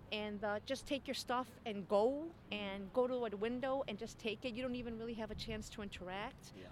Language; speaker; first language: English; native; English